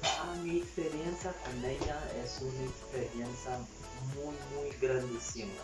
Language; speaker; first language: Spanish; non-native, learner; Haitian Creole